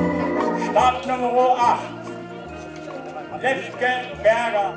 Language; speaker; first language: German; native; German